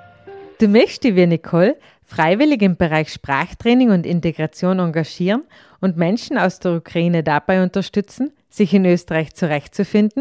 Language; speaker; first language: German; native; German